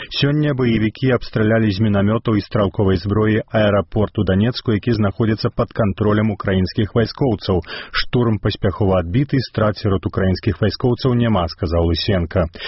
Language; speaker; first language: Belarusian; native; Belarusian